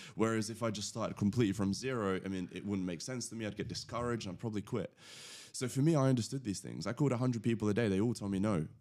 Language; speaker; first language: English; early bilingual, other home language; Latvian